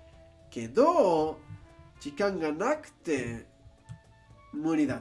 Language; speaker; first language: Japanese; non-native, learner; English